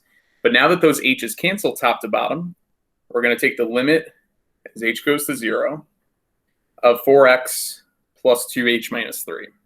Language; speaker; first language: English; native; English